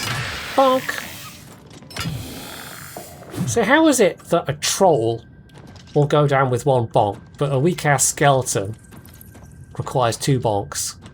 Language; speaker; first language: English; native; English